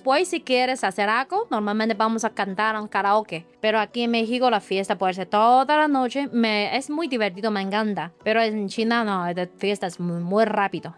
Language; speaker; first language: Spanish; non-native, learner; Chinese